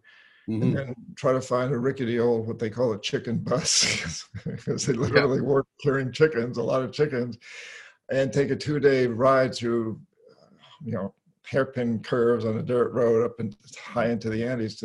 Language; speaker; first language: English; native; English